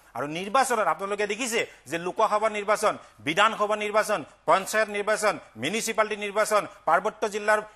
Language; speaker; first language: Assamese; native; Assamese